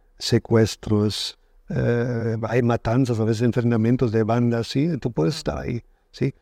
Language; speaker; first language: Spanish; non-native, fluent; German